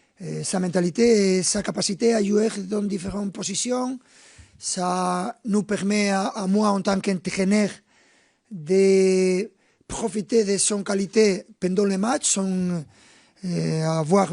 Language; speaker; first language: French; non-native, fluent; Spanish